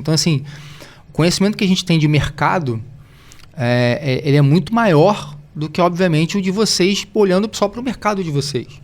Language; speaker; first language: Portuguese; native; Portuguese